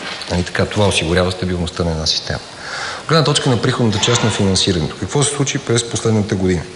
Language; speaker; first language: Bulgarian; native; Bulgarian